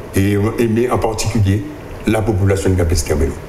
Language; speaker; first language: French; native; French